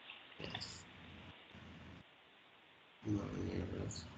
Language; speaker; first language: English; non-native, learner; Vietnamese